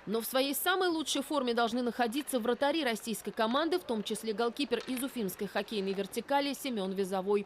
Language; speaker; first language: Russian; native; Russian